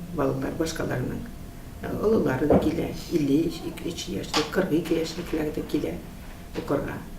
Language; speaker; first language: Tatar; early bilingual, heritage; Tatar